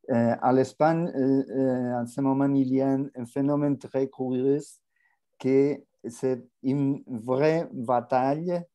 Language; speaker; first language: French; non-native, learner; Spanish